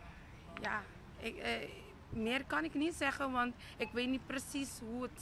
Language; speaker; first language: Dutch; non-native, local second language; Papiamento